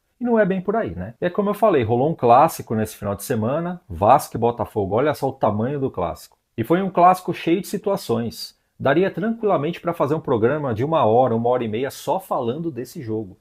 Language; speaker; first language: Portuguese; native; Portuguese